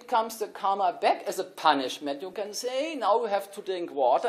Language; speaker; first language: English; non-native, fluent; German